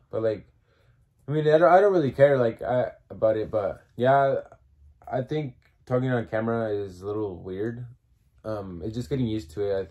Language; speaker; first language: English; early bilingual, other home language; Spanish